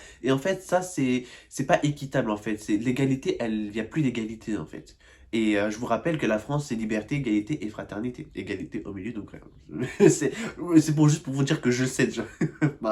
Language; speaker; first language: French; native; French